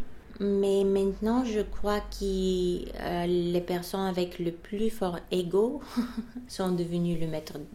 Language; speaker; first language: French; non-native, fluent; Bulgarian